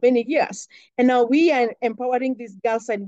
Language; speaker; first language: English; non-native, local second language; Kikuyu